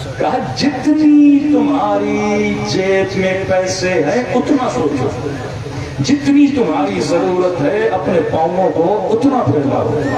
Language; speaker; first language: Urdu; non-native, local second language; Sindhi